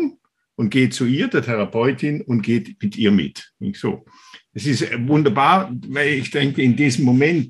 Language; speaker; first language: German; native; German